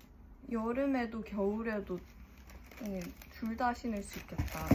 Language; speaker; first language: Korean; early bilingual, heritage; English